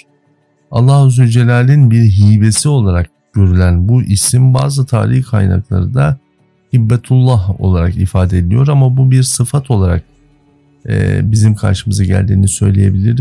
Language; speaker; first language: Turkish; native; Turkish